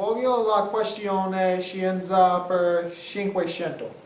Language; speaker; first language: Italian; non-native, learner; English